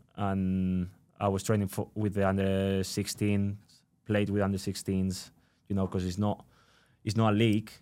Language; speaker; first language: English; non-native, fluent; Spanish